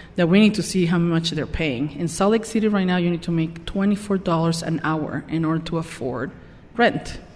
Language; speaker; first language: English; non-native, fluent; Spanish